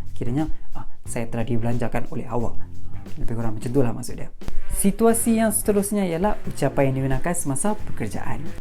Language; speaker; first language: Malay; native; Malay